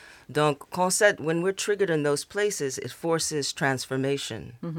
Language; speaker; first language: English; native; English